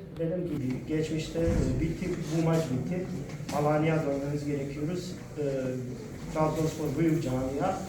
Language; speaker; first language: Turkish; non-native, fluent; Bosnian